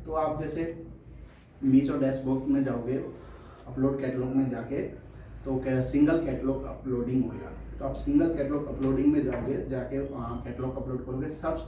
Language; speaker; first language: Hindi; native; Hindi